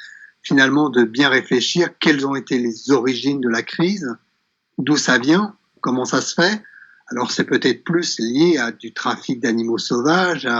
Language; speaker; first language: French; native; French